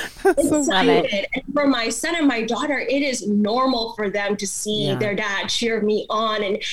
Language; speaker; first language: English; non-native, local second language; Malayalam